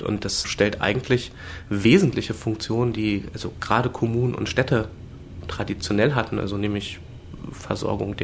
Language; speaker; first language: German; native; German